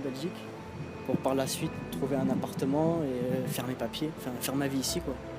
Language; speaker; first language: French; native; French